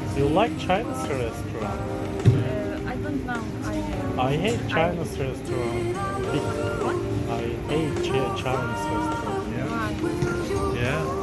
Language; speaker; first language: English; non-native, learner; Turkish